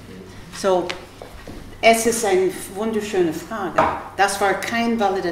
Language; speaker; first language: German; non-native, fluent; English